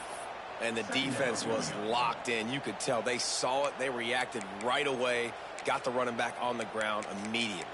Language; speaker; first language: English; native; English